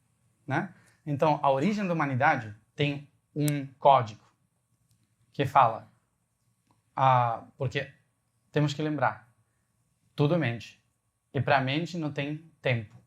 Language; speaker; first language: Portuguese; non-native, fluent; Spanish